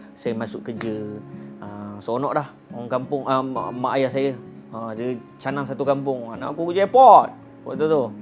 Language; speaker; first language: Malay; native; Malay